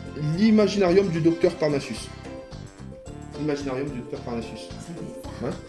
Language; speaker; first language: French; native; French